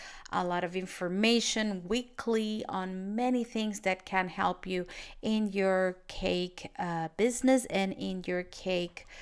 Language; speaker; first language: English; non-native, fluent; Spanish